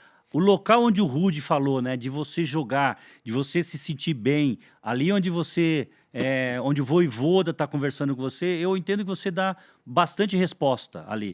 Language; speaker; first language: Portuguese; native; Portuguese